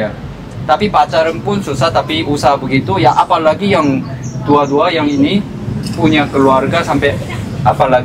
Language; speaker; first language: Indonesian; non-native, fluent; Korean